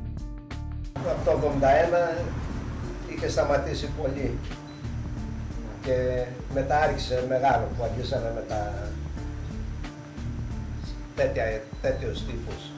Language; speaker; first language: Greek; early bilingual, heritage; Greek